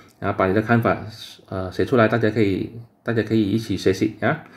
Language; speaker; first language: Chinese; native; Chinese